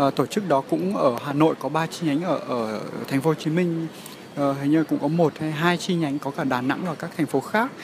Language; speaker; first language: Vietnamese; early bilingual, heritage; Vietnamese